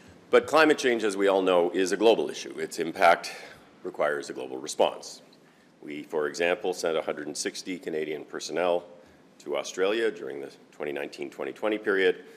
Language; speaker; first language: English; native; English